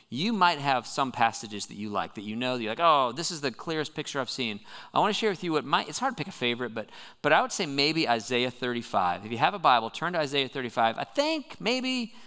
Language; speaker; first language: English; native; English